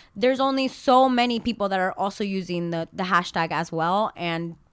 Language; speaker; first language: English; early bilingual, other home language; Spanish